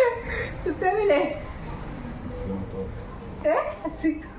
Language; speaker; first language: Arabic; native; Arabic